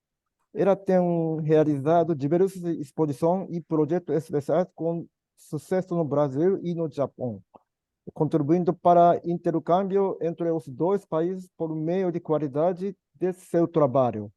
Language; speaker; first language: Portuguese; non-native, learner; Japanese